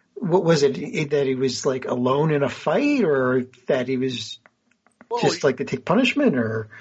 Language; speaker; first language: English; native; English